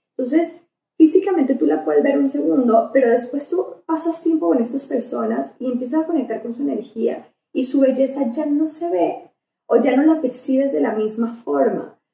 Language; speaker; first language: Spanish; native; Spanish